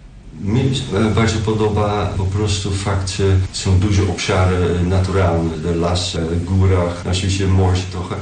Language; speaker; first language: Polish; non-native, learner; Dutch